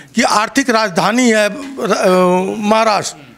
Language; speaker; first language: Hindi; native; Hindi